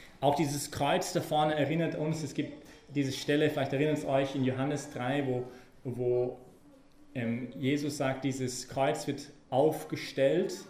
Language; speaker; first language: German; non-native, fluent; English